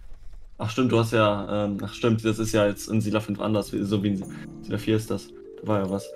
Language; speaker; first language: German; native; German